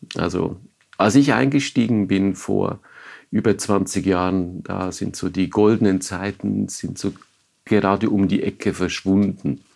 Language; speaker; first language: German; native; German